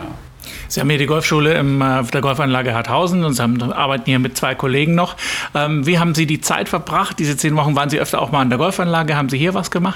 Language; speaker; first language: German; native; German